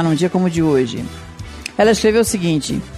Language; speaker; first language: Portuguese; native; Portuguese